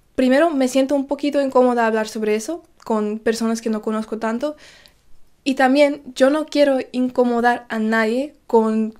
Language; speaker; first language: Spanish; non-native, fluent; English